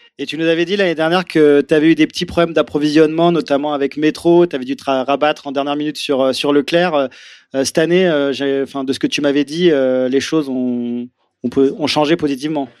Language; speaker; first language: French; native; French